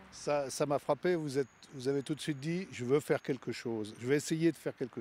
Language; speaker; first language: French; native; French